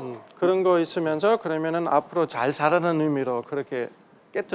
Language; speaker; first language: Korean; non-native, fluent; German